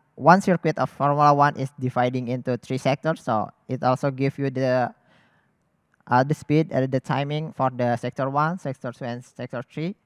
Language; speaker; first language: English; non-native, fluent; Indonesian